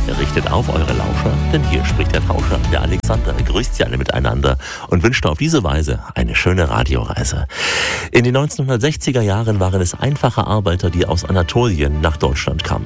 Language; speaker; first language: German; native; German